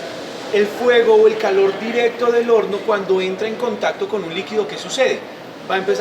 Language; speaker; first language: Spanish; native; Spanish